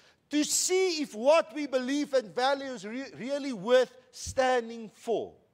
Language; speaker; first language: English; non-native, local second language; Afrikaans